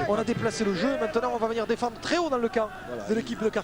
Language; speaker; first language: French; native; French